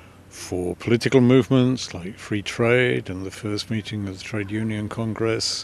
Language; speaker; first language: English; native; English